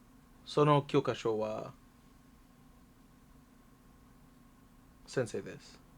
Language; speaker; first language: Japanese; non-native, learner; English